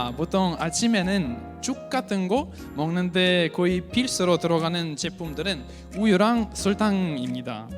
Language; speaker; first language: Korean; non-native, fluent; Russian